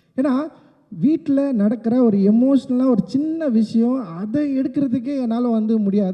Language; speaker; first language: Tamil; native; Tamil